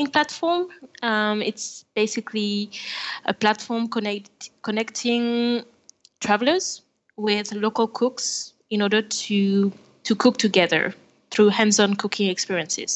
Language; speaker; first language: English; non-native, fluent; French